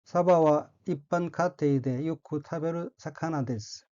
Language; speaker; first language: Japanese; non-native, learner; Korean